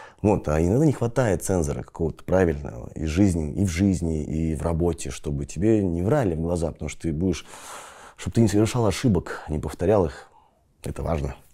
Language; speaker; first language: Russian; native; Russian